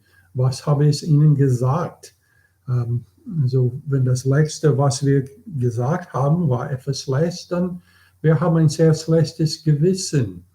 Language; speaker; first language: German; non-native, fluent; English